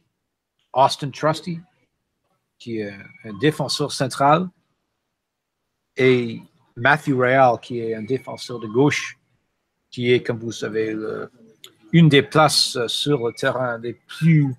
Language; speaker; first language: French; non-native, fluent; English